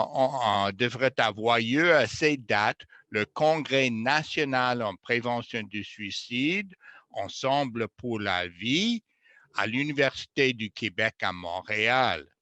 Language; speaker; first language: French; non-native, fluent; English